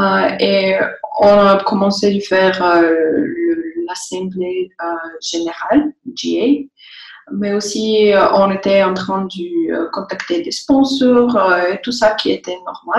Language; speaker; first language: French; non-native, fluent; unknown